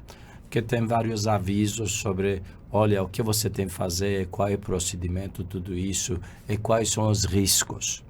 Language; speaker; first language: Portuguese; non-native, fluent; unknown